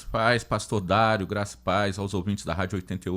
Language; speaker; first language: Portuguese; native; Portuguese